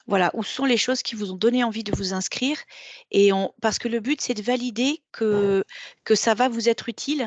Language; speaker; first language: French; native; French